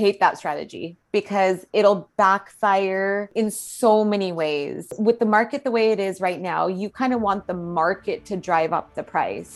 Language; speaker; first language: English; native; English